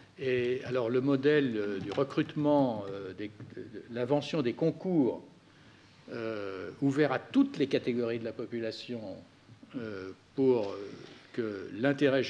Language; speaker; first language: French; native; French